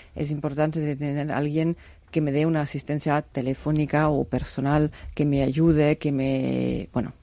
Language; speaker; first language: Spanish; non-native, fluent; German